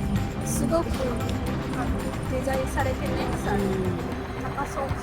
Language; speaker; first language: Japanese; non-native, fluent; Hindi